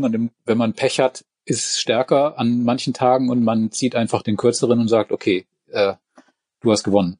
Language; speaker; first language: German; native; German